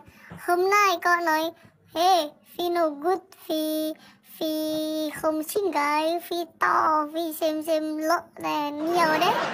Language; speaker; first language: Vietnamese; non-native, learner; Indonesian